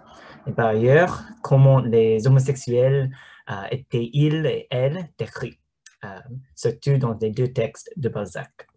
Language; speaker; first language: French; non-native, learner; English